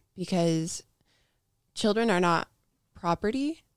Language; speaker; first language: English; native; English